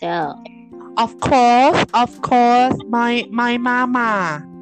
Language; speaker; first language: English; non-native, learner; Thai